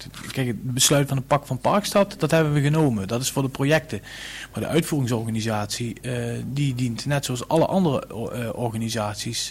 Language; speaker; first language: Dutch; native; Dutch